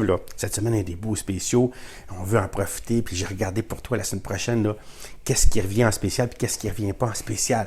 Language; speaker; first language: French; native; French